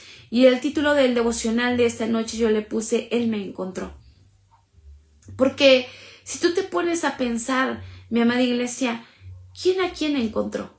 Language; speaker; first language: Spanish; native; Spanish